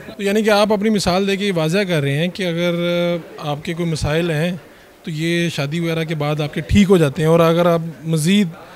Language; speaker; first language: Urdu; non-native, local second language; Punjabi